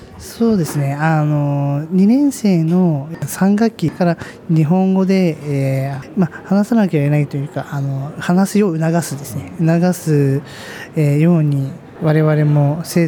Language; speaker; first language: Japanese; native; Japanese